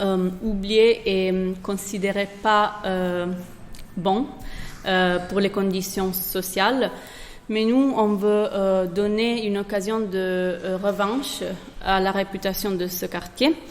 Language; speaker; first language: French; non-native, fluent; Italian